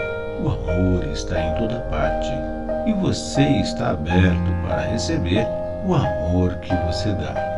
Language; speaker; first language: Portuguese; native; Portuguese